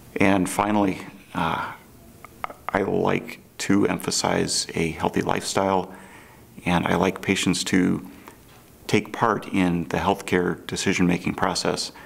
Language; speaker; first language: English; native; English